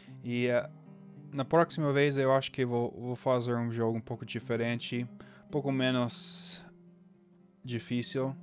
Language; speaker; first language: Portuguese; non-native, fluent; English